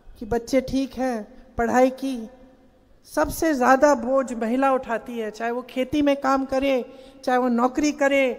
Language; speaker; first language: Hindi; native; Hindi